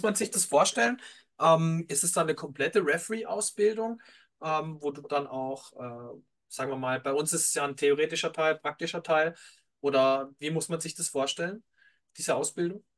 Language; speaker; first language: German; native; German